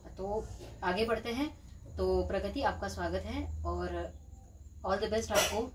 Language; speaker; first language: Hindi; non-native, local second language; Konkani